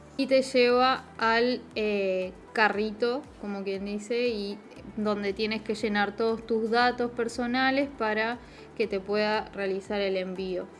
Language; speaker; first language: Spanish; native; Spanish